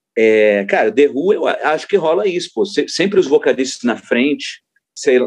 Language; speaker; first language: Portuguese; native; Portuguese